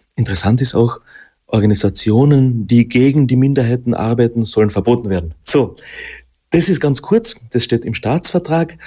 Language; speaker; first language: German; non-native, local second language; Slovenian